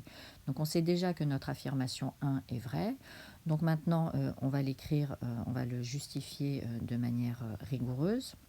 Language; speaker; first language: French; native; French